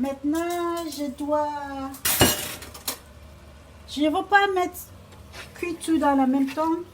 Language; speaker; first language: French; non-native, learner; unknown